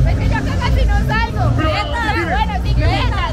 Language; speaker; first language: Spanish; native; Spanish